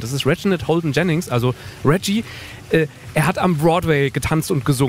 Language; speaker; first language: German; native; German